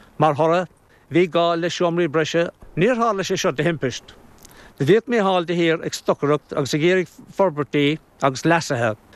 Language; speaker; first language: Irish; native; Irish